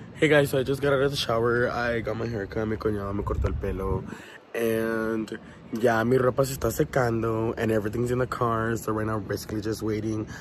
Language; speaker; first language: English; early bilingual, other home language; Spanish